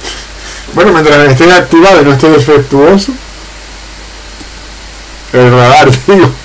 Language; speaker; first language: Spanish; native; Spanish